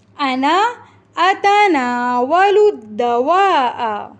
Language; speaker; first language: Arabic; non-native, fluent; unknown